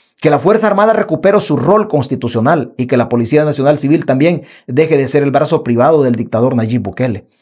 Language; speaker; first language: Spanish; native; Spanish